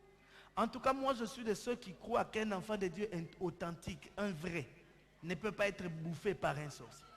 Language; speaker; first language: French; non-native, local second language; Lingala